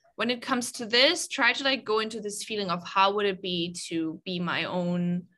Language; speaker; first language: English; non-native, fluent; German